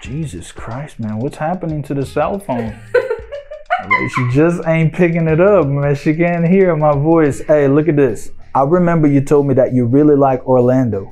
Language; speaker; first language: English; non-native, fluent; Portuguese